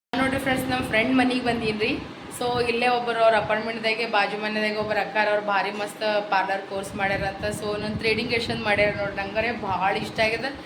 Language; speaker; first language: Kannada; native; Kannada